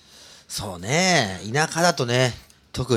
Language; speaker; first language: Japanese; native; Japanese